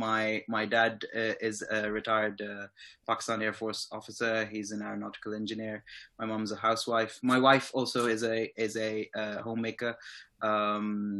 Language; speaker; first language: English; non-native, local second language; Urdu